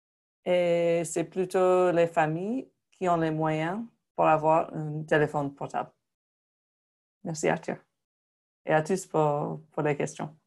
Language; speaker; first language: French; non-native, fluent; English